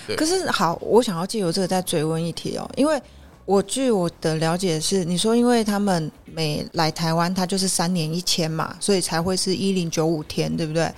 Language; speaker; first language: Chinese; native; Chinese